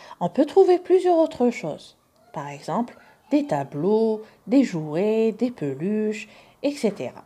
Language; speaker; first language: French; non-native, local second language; Arabic